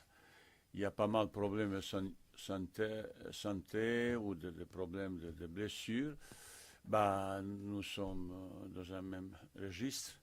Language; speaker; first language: French; non-native, fluent; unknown